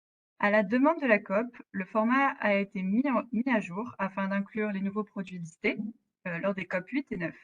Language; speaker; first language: French; native; French